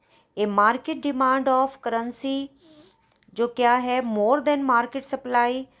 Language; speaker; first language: Hindi; non-native, local second language; Punjabi